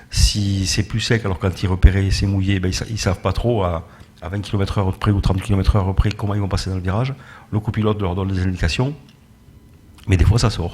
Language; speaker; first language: French; native; French